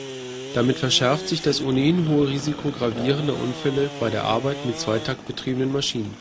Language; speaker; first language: German; native; German